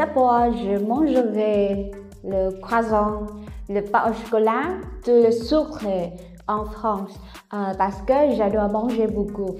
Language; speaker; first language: French; non-native, learner; Vietnamese